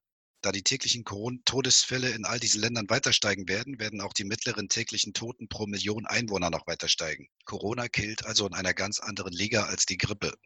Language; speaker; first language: German; native; German